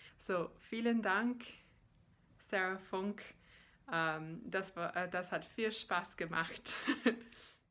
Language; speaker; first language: German; non-native, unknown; English